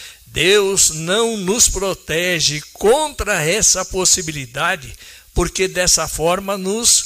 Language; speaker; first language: Portuguese; native; Portuguese